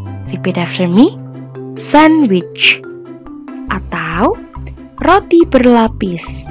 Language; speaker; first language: English; non-native, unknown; Indonesian